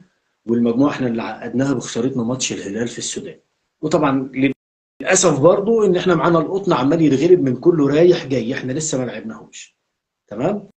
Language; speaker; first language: Arabic; native; Arabic